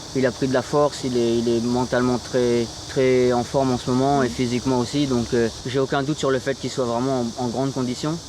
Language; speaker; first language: French; native; French